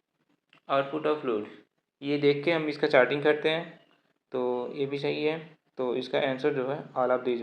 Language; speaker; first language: Hindi; native; Hindi